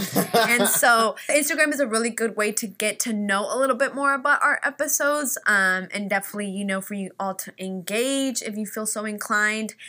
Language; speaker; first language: English; early bilingual, other home language; Spanish